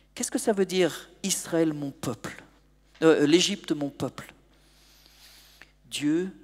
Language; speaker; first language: French; native; French